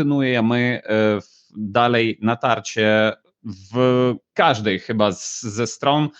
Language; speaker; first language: Polish; non-native, fluent; Ukrainian